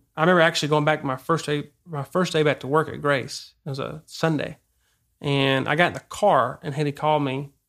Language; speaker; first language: English; native; English